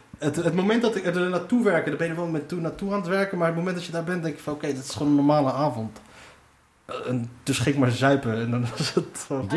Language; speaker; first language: Dutch; early bilingual, other home language; Riffian